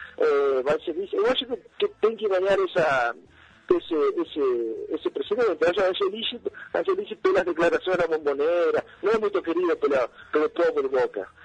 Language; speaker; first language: Portuguese; non-native, fluent; Spanish